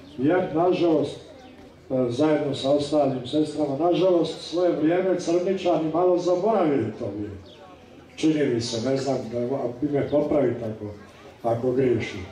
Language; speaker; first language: Serbian; native; Serbian